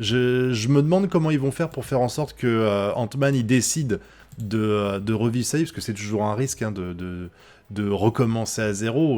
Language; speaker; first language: French; native; French